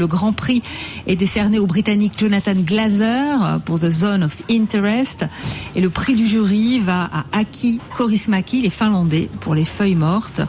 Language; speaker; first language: French; native; French